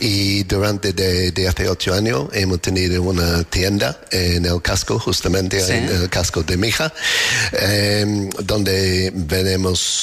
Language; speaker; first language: Spanish; non-native, learner; English